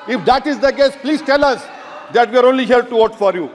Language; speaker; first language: English; non-native, local second language; Urdu